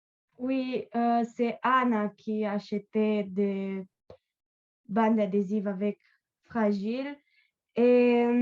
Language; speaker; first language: French; non-native, learner; Romanian